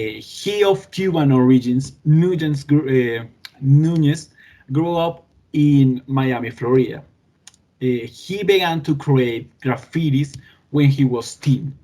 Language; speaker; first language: English; non-native, learner; Spanish